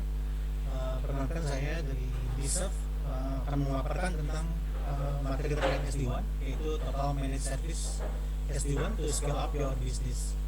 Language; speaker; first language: Indonesian; native; Indonesian